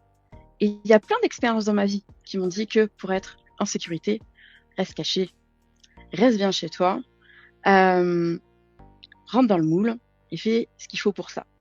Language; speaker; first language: French; native; French